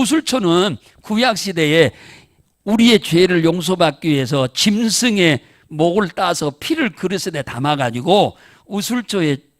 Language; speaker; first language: Korean; native; Korean